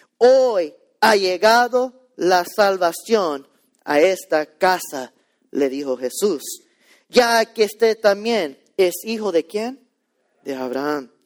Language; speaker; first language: Spanish; early bilingual, heritage; Spanish